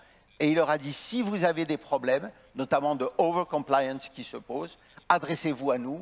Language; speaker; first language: French; native; French